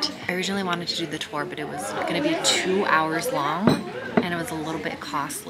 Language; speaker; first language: English; native; English